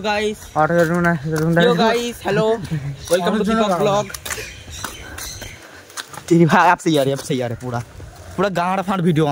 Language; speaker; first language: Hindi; non-native, local second language; Bangla